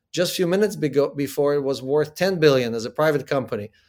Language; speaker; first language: English; early bilingual, other home language; Ukrainian